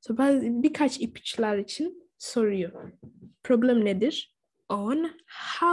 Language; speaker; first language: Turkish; non-native, fluent; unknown